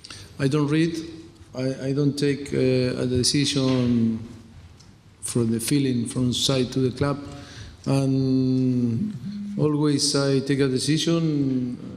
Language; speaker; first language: English; non-native, fluent; Spanish